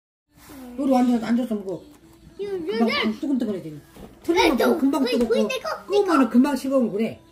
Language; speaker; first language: Korean; native; Korean